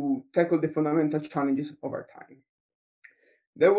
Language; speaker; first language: English; non-native, fluent; Italian